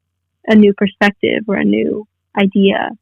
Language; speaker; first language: English; native; English